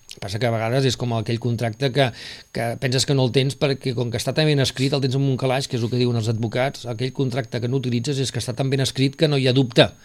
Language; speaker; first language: Catalan; native; Catalan